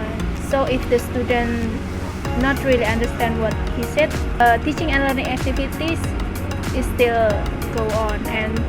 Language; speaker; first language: English; non-native, learner; Indonesian